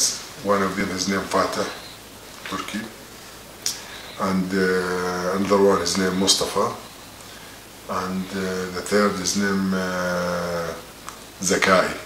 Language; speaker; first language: English; non-native, learner; Arabic